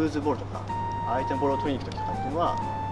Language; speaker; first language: Japanese; native; Japanese